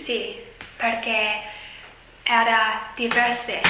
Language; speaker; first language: Italian; non-native, learner; English